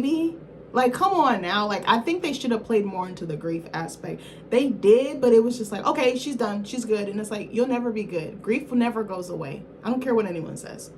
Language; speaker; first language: English; native; English